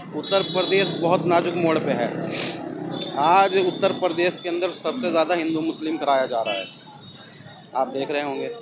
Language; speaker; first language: Hindi; native; Hindi